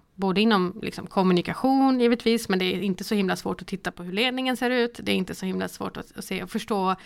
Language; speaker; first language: Swedish; early bilingual, other home language; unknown